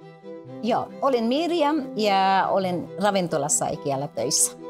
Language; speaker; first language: Finnish; non-native, fluent; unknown